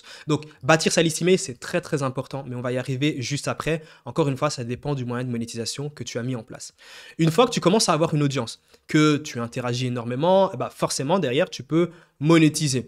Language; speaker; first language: French; native; French